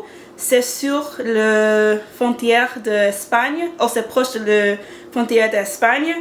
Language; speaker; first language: French; non-native, learner; English